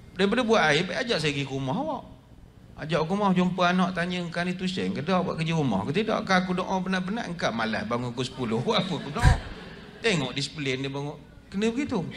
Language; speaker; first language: Malay; native; Malay